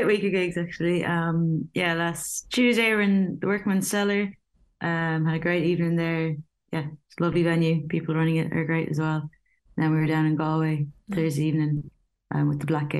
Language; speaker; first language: English; native; English